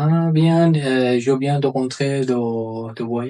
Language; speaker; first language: French; non-native, learner; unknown